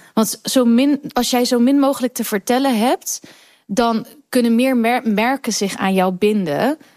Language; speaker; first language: Dutch; early bilingual, other home language; Kurdish